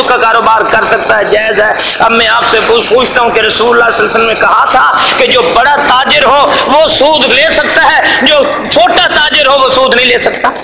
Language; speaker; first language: Urdu; non-native, local second language; Punjabi